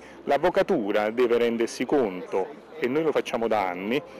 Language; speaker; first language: Italian; native; Italian